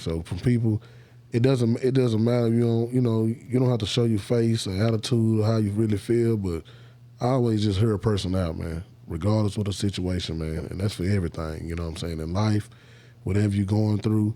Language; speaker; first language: English; native; English